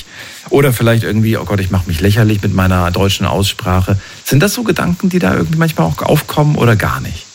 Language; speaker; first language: German; native; German